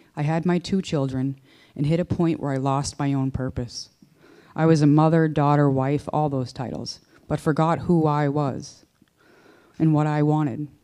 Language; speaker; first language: English; native; English